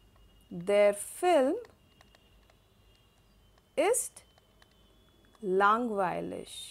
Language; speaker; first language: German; non-native, fluent; Hindi